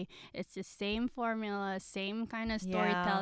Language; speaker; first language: English; non-native, local second language; Filipino